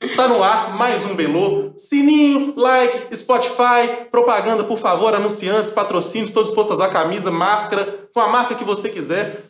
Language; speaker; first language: Portuguese; native; Portuguese